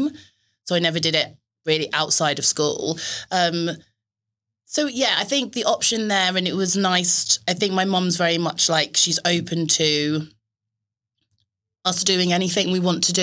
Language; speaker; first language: English; native; English